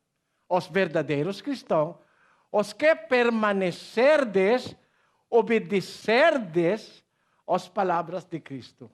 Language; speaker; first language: Portuguese; non-native, learner; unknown